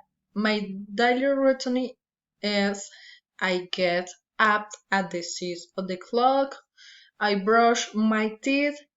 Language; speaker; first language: English; non-native, learner; Spanish